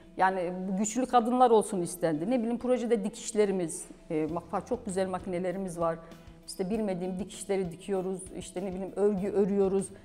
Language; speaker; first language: Turkish; native; Turkish